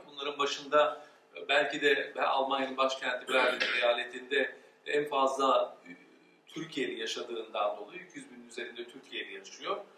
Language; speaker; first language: Turkish; early bilingual, heritage; Turkish